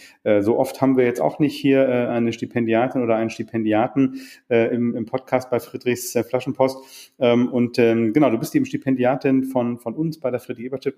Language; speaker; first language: German; native; German